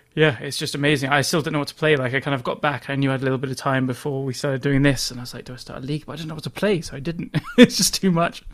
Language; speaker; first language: English; native; English